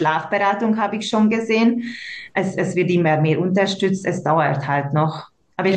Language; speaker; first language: German; non-native, local second language; Hungarian